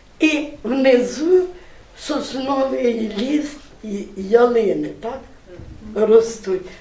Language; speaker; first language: Ukrainian; native; Ukrainian